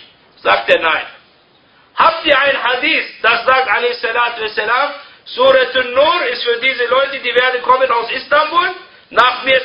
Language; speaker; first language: German; non-native, fluent; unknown